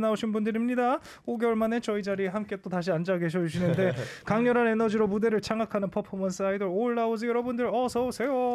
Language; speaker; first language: Korean; native; Korean